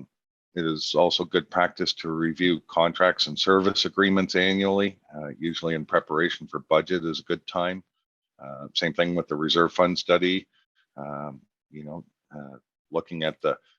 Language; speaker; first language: English; native; English